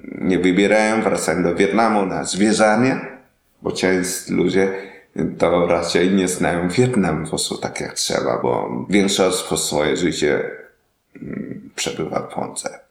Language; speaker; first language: Polish; non-native, learner; Vietnamese